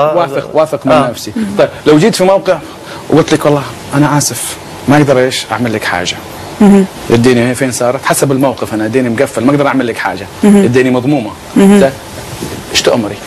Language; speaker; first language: Arabic; native; Arabic